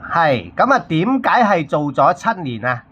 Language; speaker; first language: Cantonese; native; Cantonese